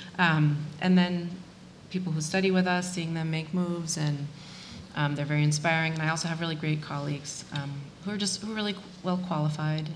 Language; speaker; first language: English; native; English